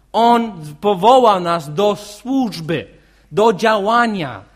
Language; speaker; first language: Polish; non-native, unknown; English